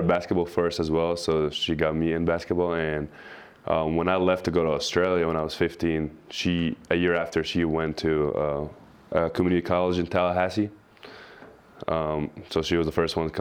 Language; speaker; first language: English; non-native, fluent; Arabic